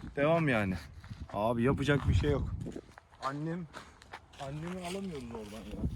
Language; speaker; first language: Turkish; early bilingual, heritage; Turkish